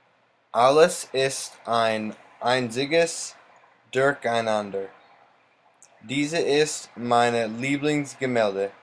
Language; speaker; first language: German; non-native, learner; English